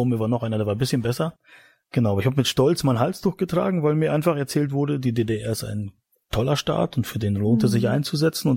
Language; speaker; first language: German; native; German